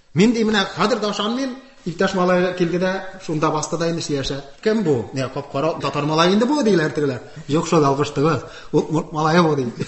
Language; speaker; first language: Tatar; non-native, local second language; Udmurt